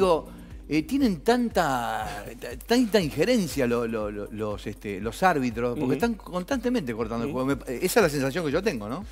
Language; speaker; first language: Spanish; native; Spanish